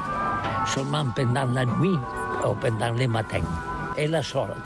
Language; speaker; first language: French; non-native, learner; Catalan